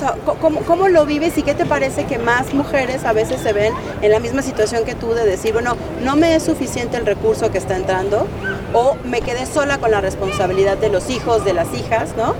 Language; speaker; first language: Spanish; native; Spanish